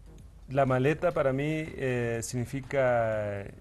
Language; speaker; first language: Spanish; early bilingual, heritage; Danish